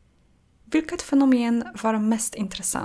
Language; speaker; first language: Swedish; non-native, fluent; Polish